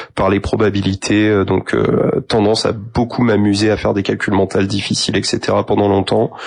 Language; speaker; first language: French; native; French